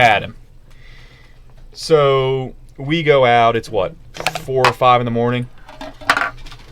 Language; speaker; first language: English; native; English